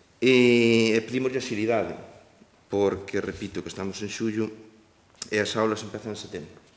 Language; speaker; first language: Galician; native; Galician